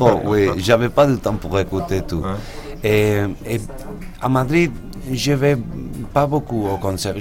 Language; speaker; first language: French; non-native, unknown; Spanish